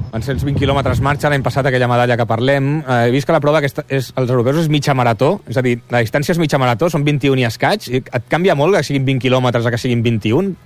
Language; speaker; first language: Catalan; native; Catalan